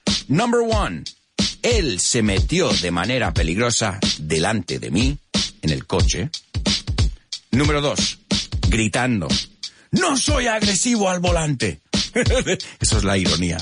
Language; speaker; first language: Spanish; early bilingual, heritage; Spanish